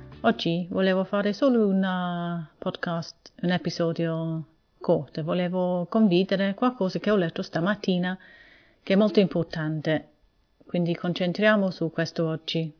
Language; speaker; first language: Italian; non-native, fluent; English